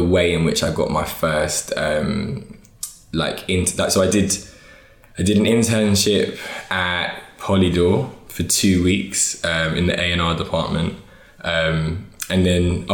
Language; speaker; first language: English; native; English